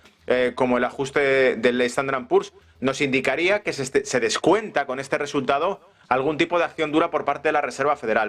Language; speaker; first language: Spanish; native; Spanish